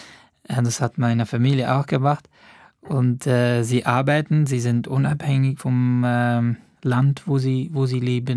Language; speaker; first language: German; non-native, fluent; Arabic